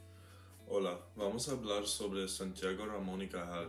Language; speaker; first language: Spanish; non-native, learner; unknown